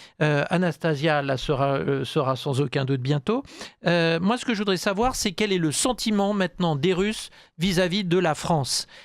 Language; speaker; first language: French; native; French